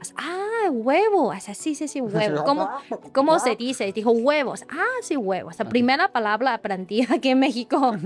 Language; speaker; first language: Spanish; non-native, learner; Chinese